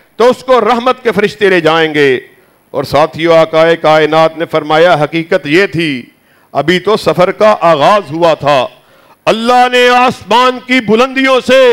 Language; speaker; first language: Urdu; native; Urdu